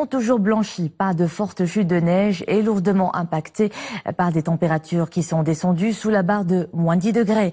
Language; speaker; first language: French; non-native, local second language; Arabic